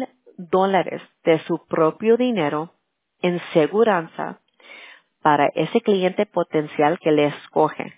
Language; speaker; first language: Spanish; early bilingual, heritage; Spanish